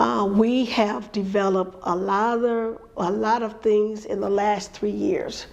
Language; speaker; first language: English; native; English